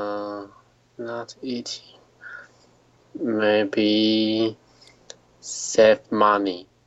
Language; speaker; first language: English; non-native, learner; Chinese